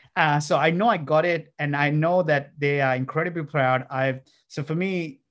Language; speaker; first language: English; non-native, local second language; Sinhala